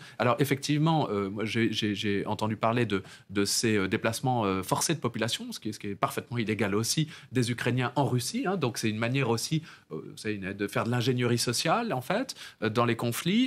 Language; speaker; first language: French; native; French